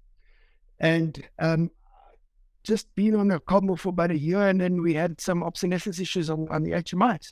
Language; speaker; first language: English; native; English